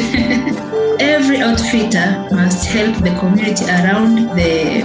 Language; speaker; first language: English; non-native, local second language; Swahili